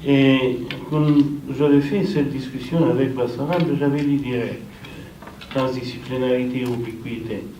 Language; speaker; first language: French; non-native, fluent; Romanian